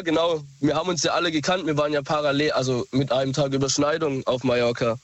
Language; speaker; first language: German; native; German